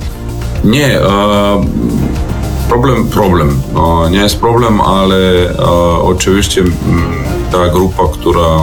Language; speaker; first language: Polish; non-native, fluent; Serbian